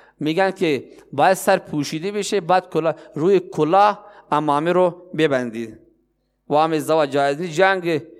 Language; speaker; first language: Persian; non-native, local second language; Baluchi